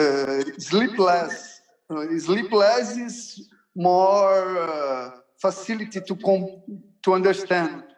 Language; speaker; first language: English; non-native, learner; Portuguese